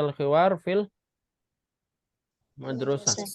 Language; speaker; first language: Arabic; non-native, fluent; Indonesian